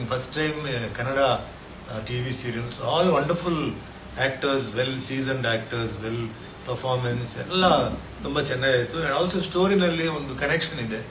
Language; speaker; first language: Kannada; non-native, local second language; Tulu